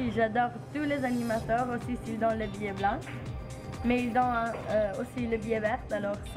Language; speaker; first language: French; non-native, learner; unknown